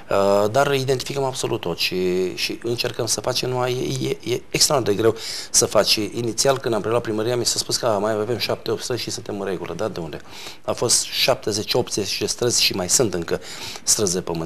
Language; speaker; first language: Romanian; native; Romanian